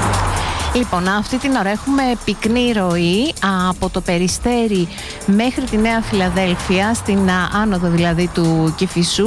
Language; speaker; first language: Greek; native; Greek